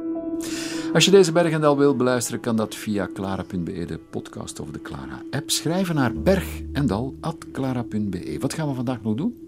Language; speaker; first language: Dutch; native; Dutch